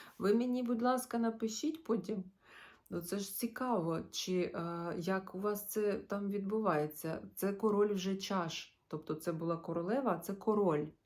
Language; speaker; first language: Ukrainian; non-native, local second language; Russian